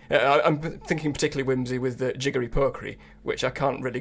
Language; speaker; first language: English; native; English